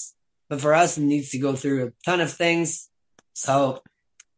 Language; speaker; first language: English; non-native, fluent; French